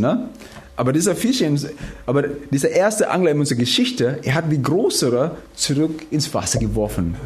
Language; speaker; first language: German; non-native, fluent; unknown